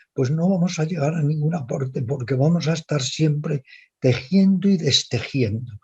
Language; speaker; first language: Spanish; native; Spanish